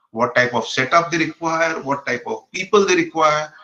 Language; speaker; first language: English; non-native, local second language; Konkani